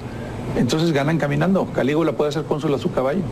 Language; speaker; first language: Spanish; native; Spanish